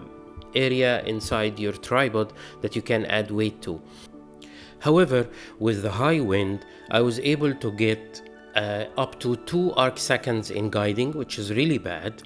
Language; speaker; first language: English; non-native, fluent; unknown